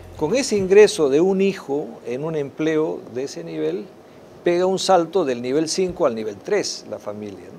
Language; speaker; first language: Spanish; native; Spanish